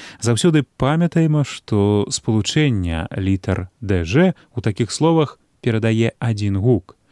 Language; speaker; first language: Belarusian; native; Belarusian